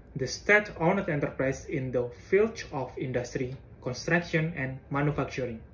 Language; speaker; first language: English; non-native, fluent; Indonesian